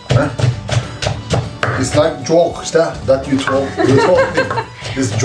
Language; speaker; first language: English; non-native, learner; Turkish